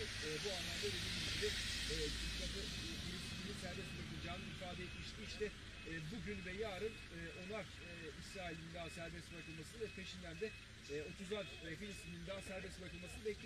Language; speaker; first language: Turkish; native; Turkish